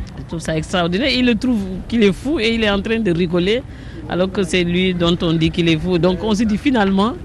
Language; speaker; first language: French; non-native, local second language; Wolof